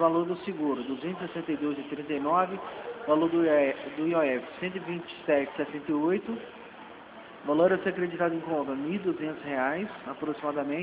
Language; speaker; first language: Portuguese; native; Portuguese